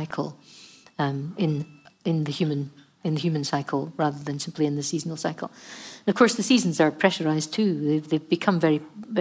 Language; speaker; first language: English; native; English